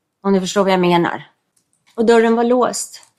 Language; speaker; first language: Swedish; non-native, fluent; English